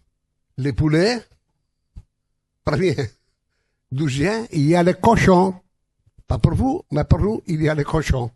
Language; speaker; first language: French; non-native, learner; Italian